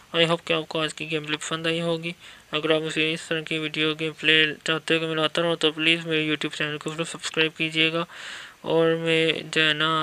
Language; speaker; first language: Urdu; non-native, local second language; Punjabi